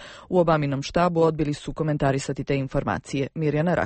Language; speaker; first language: Croatian; native; Croatian